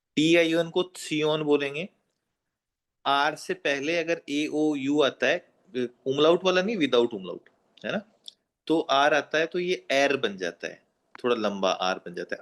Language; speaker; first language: Hindi; native; Hindi